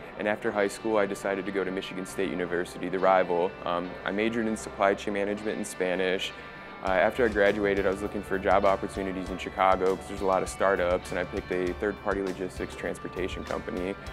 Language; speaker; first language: English; early bilingual, other home language; Portuguese